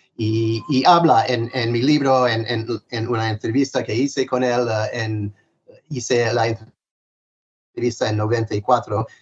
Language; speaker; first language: Spanish; non-native, fluent; English